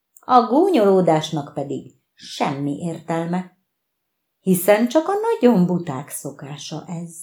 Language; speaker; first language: Hungarian; native; Hungarian